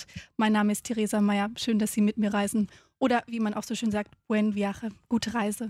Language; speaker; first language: German; native; German